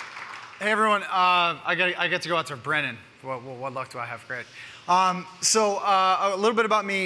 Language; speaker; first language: English; native; English